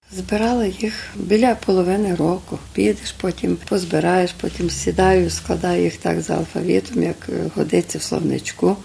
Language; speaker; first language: Ukrainian; native; Ukrainian